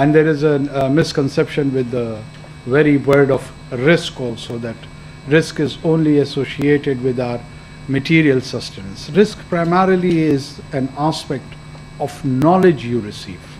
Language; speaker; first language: English; non-native, local second language; Pashto